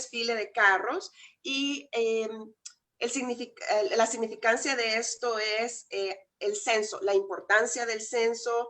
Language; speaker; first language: Spanish; native; Spanish